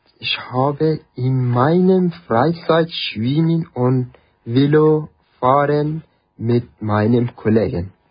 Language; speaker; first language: German; non-native, learner; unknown